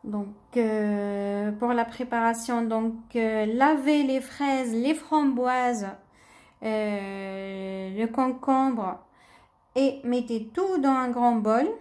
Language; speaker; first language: French; non-native, local second language; Arabic